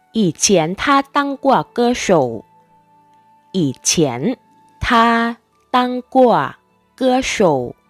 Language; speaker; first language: Chinese; non-native, fluent; Thai